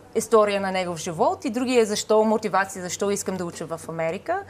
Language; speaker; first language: Bulgarian; non-native, fluent; English